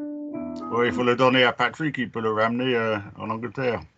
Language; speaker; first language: French; non-native, fluent; English